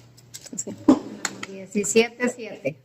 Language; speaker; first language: Spanish; native; Spanish